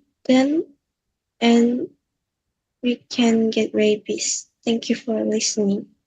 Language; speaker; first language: English; non-native, learner; Korean